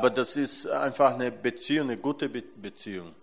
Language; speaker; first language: German; non-native, fluent; Portuguese